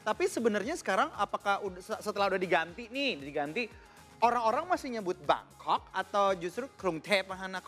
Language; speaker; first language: Indonesian; native; Indonesian